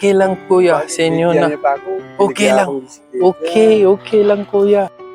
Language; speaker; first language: Filipino; non-native, learner; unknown